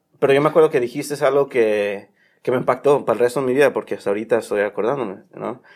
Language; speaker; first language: Spanish; early bilingual, heritage; Spanish